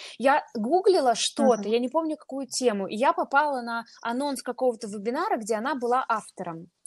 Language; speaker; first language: Russian; native; Russian